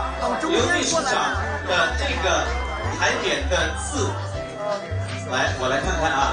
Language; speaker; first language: Chinese; native; Chinese